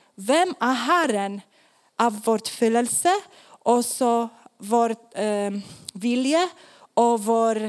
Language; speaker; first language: Swedish; non-native, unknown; Polish